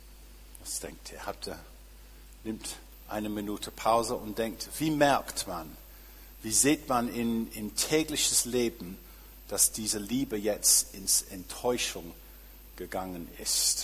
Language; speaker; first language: German; non-native, fluent; English